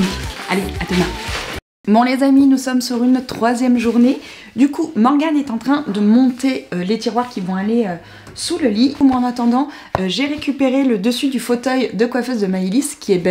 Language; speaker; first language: French; native; French